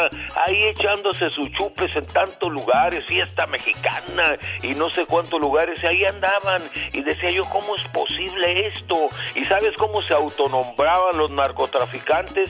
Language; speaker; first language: Spanish; native; Spanish